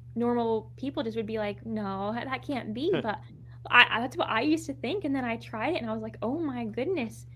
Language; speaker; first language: English; native; English